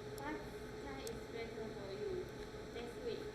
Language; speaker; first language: English; non-native, learner; Chinese